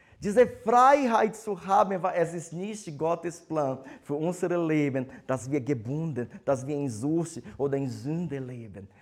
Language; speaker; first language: German; non-native, fluent; Portuguese